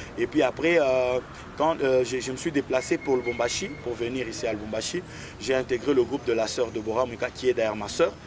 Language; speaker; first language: French; non-native, local second language; Swahili